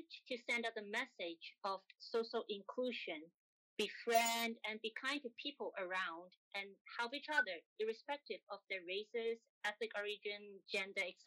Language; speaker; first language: English; non-native, local second language; Cantonese